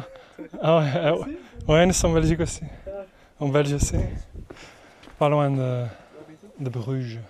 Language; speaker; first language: French; non-native, local second language; Dutch